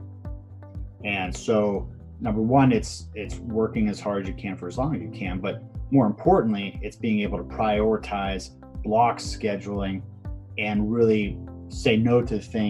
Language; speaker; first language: English; native; English